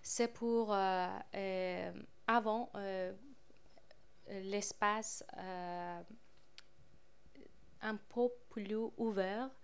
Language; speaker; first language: French; non-native, fluent; Persian